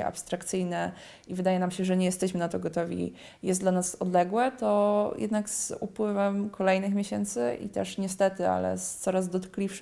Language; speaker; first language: Polish; native; Polish